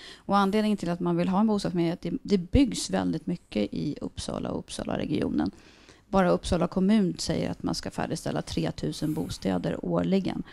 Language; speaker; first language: Swedish; native; Swedish